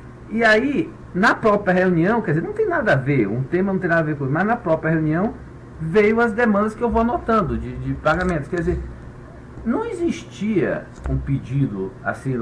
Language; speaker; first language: Portuguese; native; Portuguese